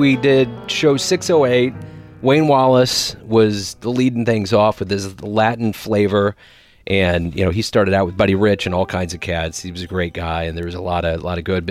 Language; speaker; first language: English; native; English